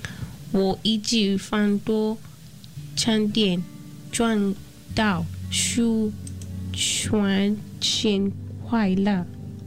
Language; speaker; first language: Chinese; non-native, fluent; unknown